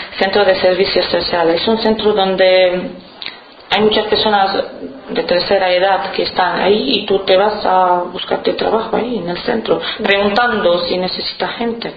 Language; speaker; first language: Spanish; non-native, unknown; Romanian